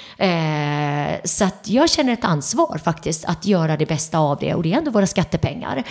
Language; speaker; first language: Swedish; early bilingual, other home language; Turoyo